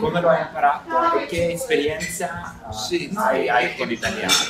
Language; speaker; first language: Italian; non-native, learner; Russian